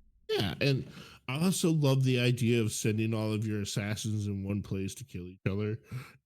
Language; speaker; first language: English; native; English